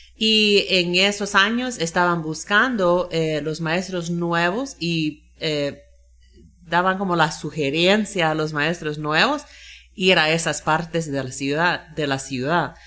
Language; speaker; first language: Spanish; non-native, fluent; English